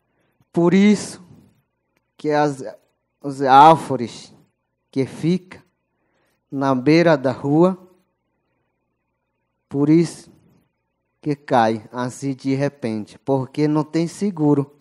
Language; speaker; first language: Portuguese; non-native, local second language; Yanomámi